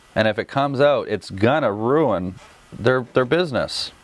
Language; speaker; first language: English; native; English